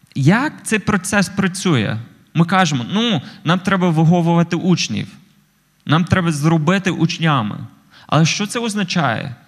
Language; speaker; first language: Ukrainian; non-native, fluent; English